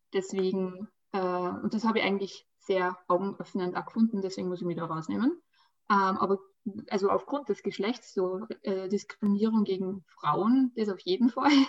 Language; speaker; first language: German; early bilingual, other home language; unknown